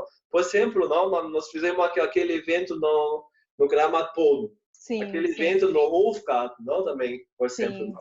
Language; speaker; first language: Portuguese; non-native, fluent; German